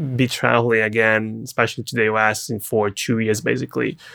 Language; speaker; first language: English; non-native, fluent; Portuguese